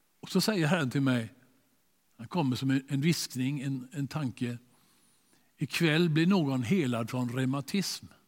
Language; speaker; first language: Swedish; native; Swedish